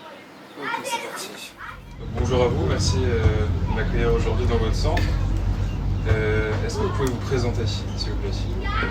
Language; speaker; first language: French; native; French